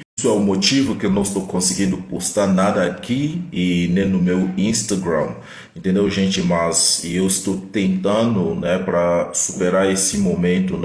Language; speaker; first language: Portuguese; non-native, fluent; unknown